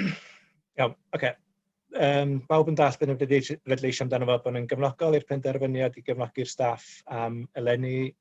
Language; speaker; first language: Welsh; native; Welsh